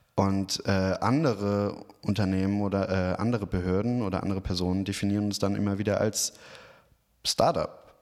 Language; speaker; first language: German; native; German